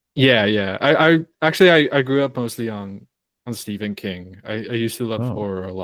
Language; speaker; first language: English; non-native, fluent; Croatian